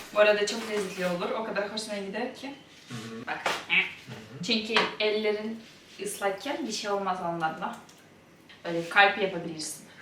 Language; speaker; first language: Turkish; non-native, fluent; Ukrainian